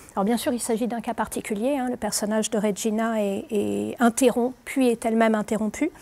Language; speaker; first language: French; native; French